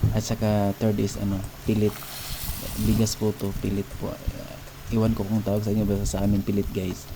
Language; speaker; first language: Filipino; non-native, local second language; Cebuano